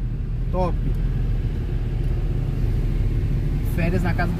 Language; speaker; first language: Portuguese; native; Portuguese